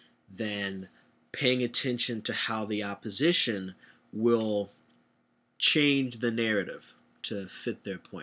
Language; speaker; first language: English; native; English